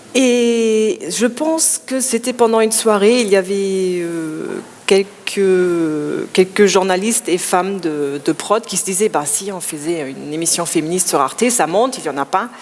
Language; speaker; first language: French; non-native, fluent; German